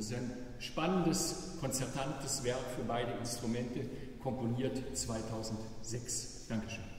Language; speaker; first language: German; native; German